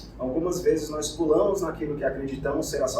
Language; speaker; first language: Portuguese; native; Portuguese